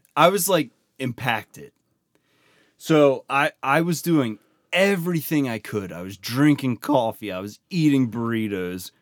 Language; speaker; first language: English; native; English